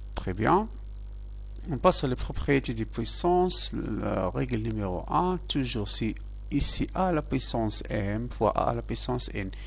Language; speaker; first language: French; non-native, local second language; Arabic